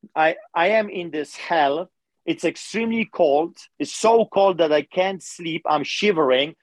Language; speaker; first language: English; non-native, fluent; Polish